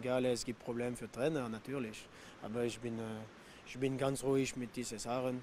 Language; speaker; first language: German; non-native, local second language; French